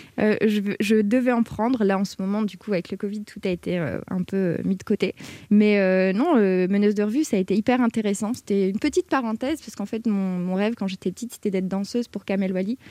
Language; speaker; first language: French; native; French